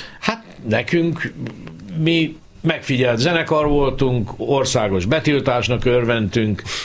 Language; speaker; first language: Hungarian; native; Hungarian